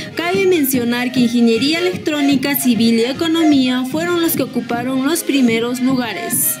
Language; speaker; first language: Spanish; native; Spanish